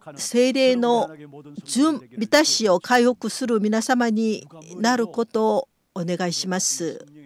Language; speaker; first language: Japanese; non-native, fluent; Korean